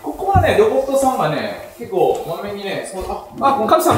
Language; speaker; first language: Japanese; native; Japanese